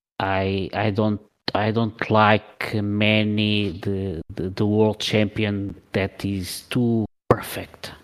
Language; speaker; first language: English; non-native, learner; Portuguese